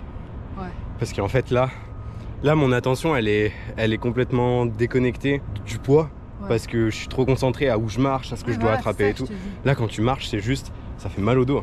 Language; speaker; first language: French; native; French